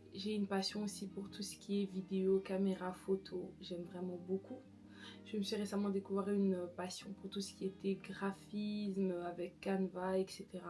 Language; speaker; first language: French; native; French